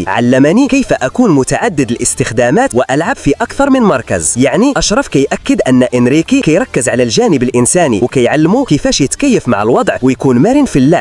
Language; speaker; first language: Arabic; native; Arabic